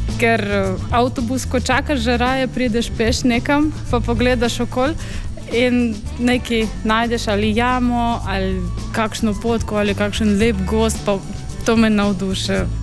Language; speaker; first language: Slovenian; non-native, fluent; Ukrainian